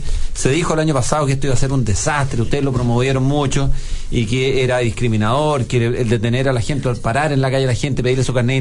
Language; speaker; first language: Spanish; native; Spanish